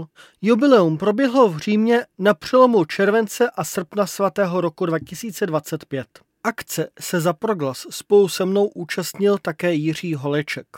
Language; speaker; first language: Czech; native; Czech